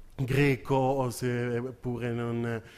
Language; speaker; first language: Italian; native; Italian